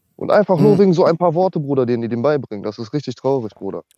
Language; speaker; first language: German; native; German